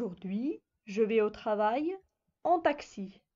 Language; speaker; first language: French; non-native, fluent; Russian